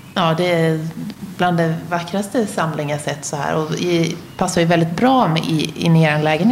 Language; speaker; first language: Swedish; native; Swedish